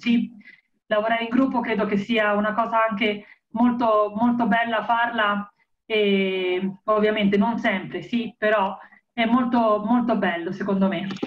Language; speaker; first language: Italian; native; Italian